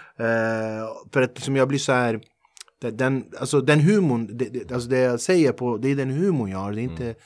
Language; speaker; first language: Swedish; early bilingual, other home language; Kurdish